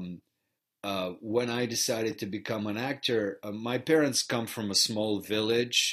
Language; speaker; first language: English; non-native, fluent; Bulgarian